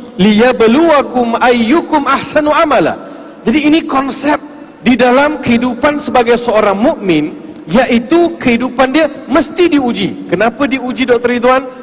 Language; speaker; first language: Malay; non-native, local second language; Tamil